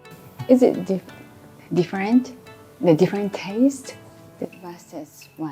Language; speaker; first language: English; non-native, fluent; Japanese